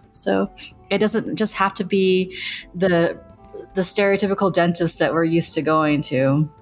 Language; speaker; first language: English; native; English